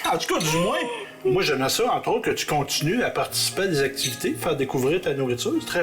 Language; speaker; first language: French; native; French